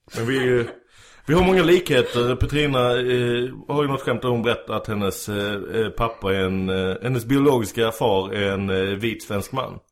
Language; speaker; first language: Swedish; early bilingual, other home language; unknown